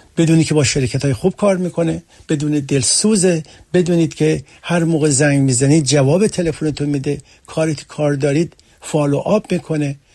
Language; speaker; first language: Persian; early bilingual, heritage; Persian